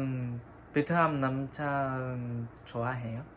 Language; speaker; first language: Korean; non-native, learner; Vietnamese